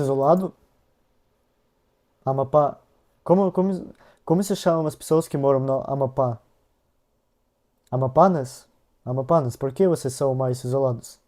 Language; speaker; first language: Portuguese; non-native, learner; Russian